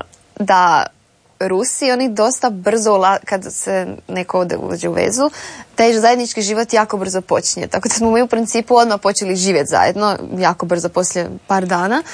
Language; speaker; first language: Serbian; native; Serbian